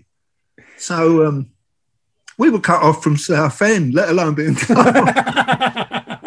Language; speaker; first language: English; native; English